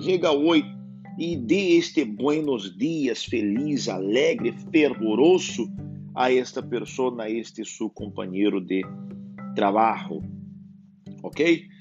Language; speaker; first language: Portuguese; non-native, learner; Spanish